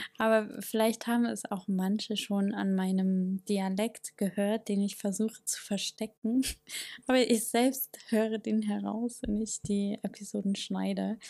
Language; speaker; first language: German; native; German